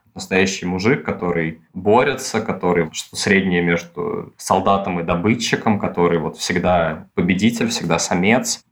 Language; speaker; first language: Russian; native; Russian